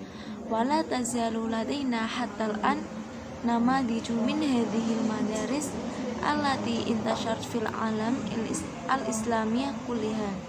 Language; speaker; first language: Arabic; non-native, learner; Indonesian